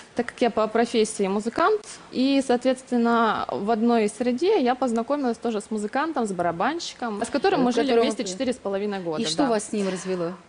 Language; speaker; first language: Russian; native; Russian